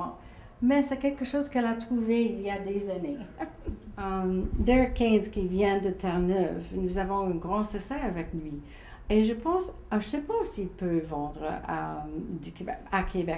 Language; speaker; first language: French; non-native, local second language; English